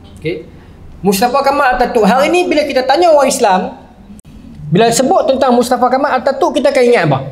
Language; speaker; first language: Malay; native; Malay